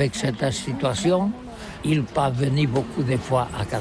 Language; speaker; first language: French; non-native, learner; Catalan